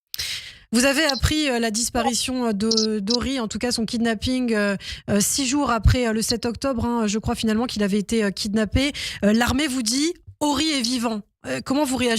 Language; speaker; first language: French; native; French